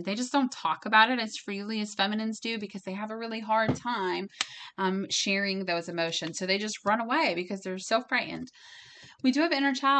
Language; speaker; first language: English; native; English